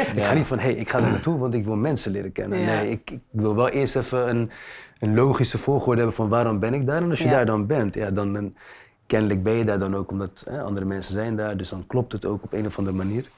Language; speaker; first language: Dutch; native; Dutch